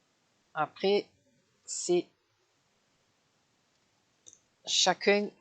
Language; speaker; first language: French; native; French